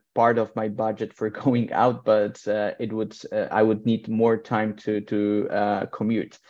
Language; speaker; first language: English; non-native, fluent; Polish